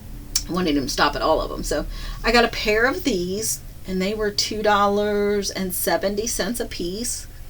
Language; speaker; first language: English; native; English